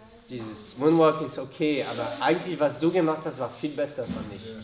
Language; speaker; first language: German; non-native, fluent; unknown